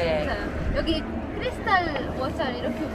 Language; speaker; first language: Korean; non-native, fluent; Arabic